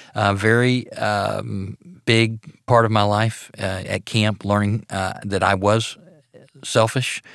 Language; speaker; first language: English; native; English